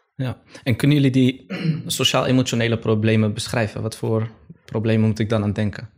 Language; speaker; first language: Dutch; early bilingual, other home language; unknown